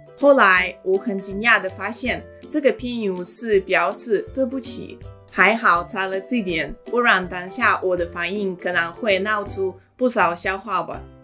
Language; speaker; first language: Chinese; non-native, fluent; Russian